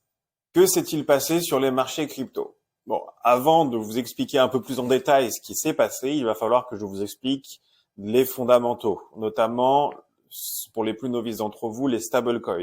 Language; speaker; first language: French; native; French